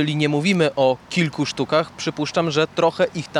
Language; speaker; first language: Polish; native; Polish